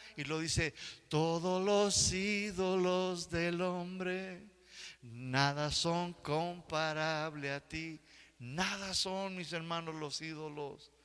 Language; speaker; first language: Spanish; early bilingual, heritage; Spanish